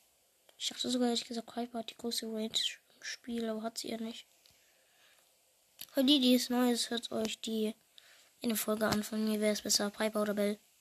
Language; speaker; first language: German; native; German